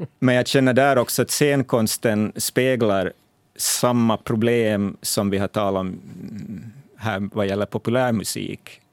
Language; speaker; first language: Swedish; native; Swedish